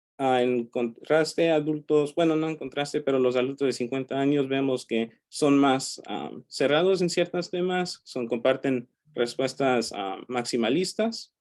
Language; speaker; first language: Spanish; early bilingual, heritage; Spanish